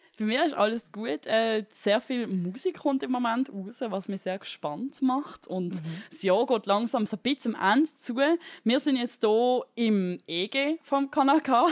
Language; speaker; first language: German; native; German